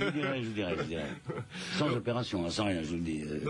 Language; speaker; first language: French; native; French